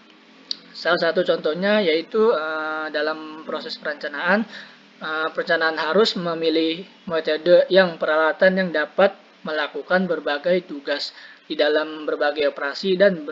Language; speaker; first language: Indonesian; native; Indonesian